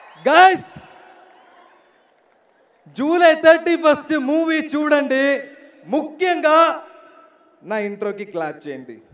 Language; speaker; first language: Telugu; non-native, learner; Malayalam